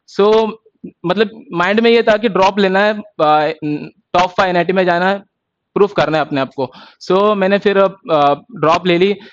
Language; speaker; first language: Hindi; non-native, local second language; Marathi